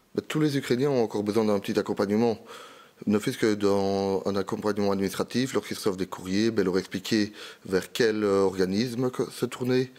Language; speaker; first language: French; native; French